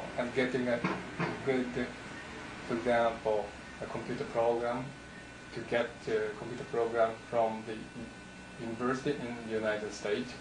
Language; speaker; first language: English; non-native, learner; Japanese